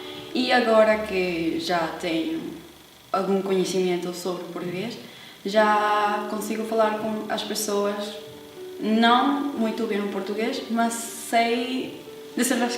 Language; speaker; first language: Portuguese; non-native, learner; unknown